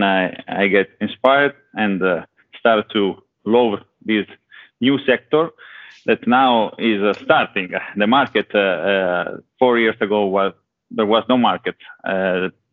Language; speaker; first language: English; non-native, fluent; Italian